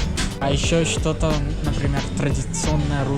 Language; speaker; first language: Russian; non-native, learner; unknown